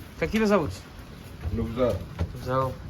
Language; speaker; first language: Russian; non-native, learner; Turkish